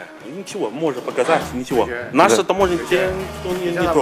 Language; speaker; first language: Russian; non-native, learner; Chinese